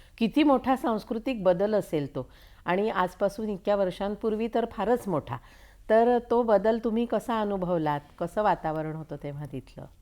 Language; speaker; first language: Marathi; native; Marathi